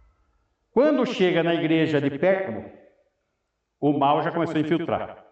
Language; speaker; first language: Portuguese; native; Portuguese